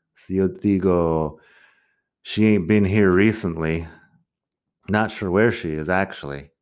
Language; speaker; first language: Spanish; non-native, fluent; English